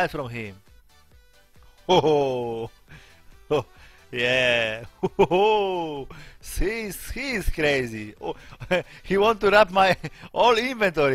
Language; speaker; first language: English; non-native, learner; Polish